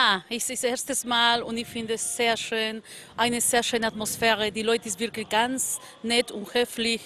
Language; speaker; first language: German; non-native, fluent; Spanish